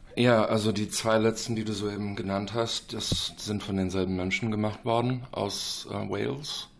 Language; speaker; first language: German; non-native, fluent; English